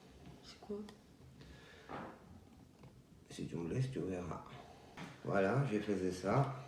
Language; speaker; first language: French; non-native, learner; Georgian